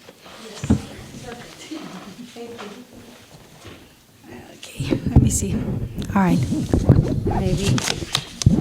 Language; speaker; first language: English; non-native, fluent; Spanish